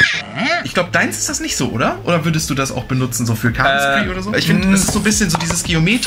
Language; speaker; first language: German; native; German